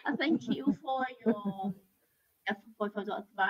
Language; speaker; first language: English; non-native, learner; Vietnamese